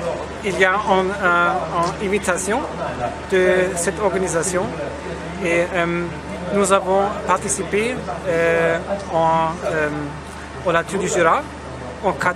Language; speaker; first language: French; non-native, learner; German